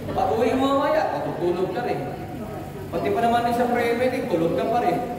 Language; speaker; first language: Filipino; native; Filipino